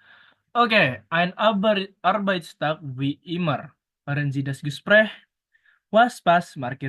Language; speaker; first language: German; non-native, learner; Indonesian